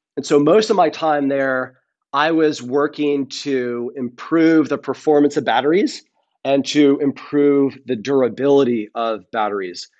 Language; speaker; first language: English; native; English